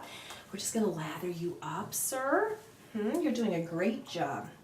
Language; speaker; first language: English; native; English